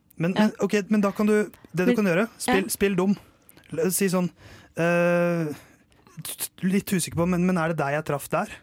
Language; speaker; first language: Norwegian; native; Norwegian